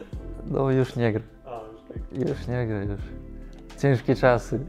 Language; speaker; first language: Polish; non-native, learner; Russian